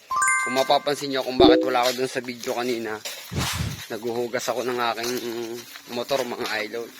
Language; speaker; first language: Filipino; native; Filipino